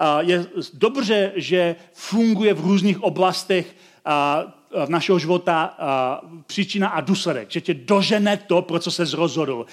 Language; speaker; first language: Czech; native; Czech